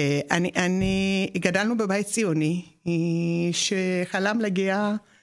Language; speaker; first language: Hebrew; non-native, fluent; Amharic